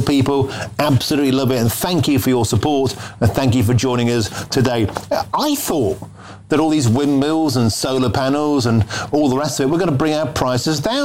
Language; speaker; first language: English; native; English